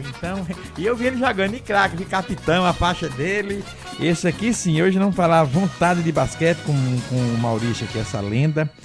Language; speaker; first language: Portuguese; native; Portuguese